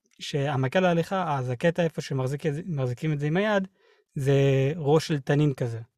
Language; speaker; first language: Hebrew; early bilingual, other home language; English